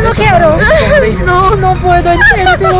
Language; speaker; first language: Spanish; non-native, fluent; Portuguese